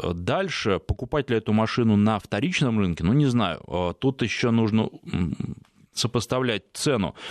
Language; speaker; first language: Russian; native; Russian